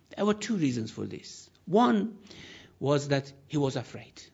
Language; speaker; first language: English; non-native, fluent; Persian